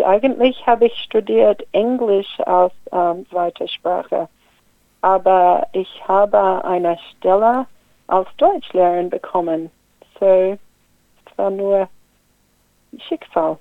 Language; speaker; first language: German; non-native, fluent; English